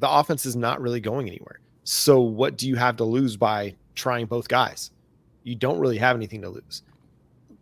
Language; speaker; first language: English; native; English